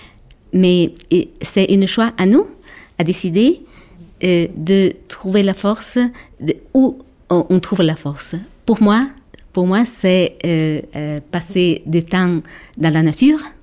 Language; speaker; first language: French; non-native, local second language; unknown